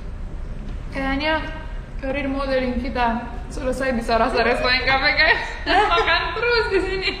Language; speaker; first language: Indonesian; non-native, fluent; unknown